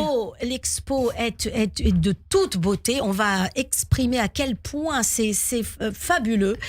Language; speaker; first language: French; native; French